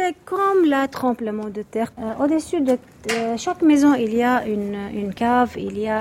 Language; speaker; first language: French; non-native, learner; Arabic